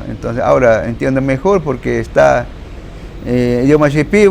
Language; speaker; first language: Spanish; non-native, local second language; Shipibo-Conibo